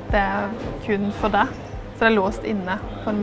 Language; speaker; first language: Norwegian; native; Norwegian